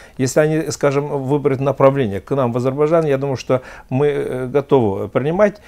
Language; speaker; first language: Russian; non-native, local second language; Azerbaijani